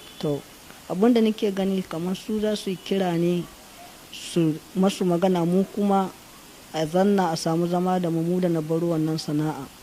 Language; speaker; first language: Hausa; non-native, local second language; Fula